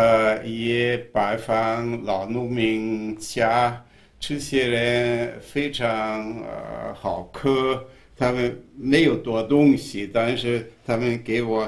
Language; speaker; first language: Chinese; non-native, fluent; German